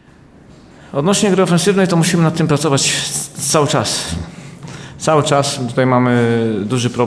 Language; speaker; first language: Polish; native; Polish